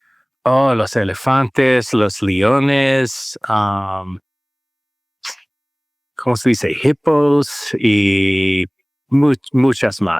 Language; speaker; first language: Spanish; non-native, learner; English